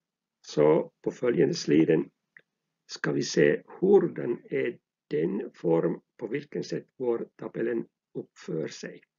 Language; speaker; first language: Swedish; non-native, local second language; Finnish